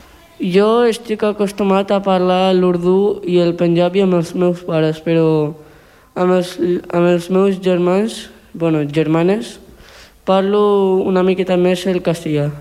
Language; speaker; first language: Catalan; early bilingual, other home language; Urdu